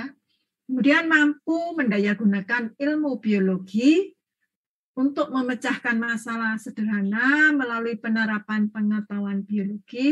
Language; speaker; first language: Indonesian; native; Indonesian